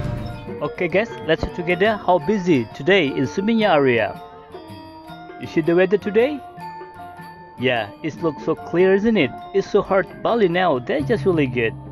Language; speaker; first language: English; non-native, learner; Indonesian